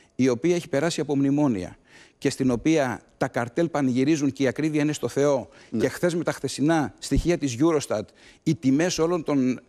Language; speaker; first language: Greek; native; Greek